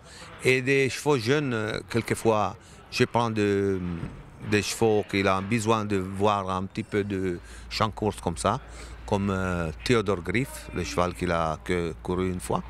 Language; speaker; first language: French; non-native, learner; Italian